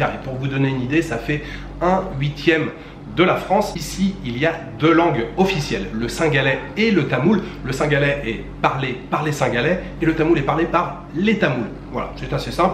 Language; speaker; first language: French; native; French